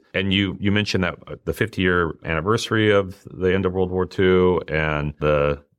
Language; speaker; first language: English; native; English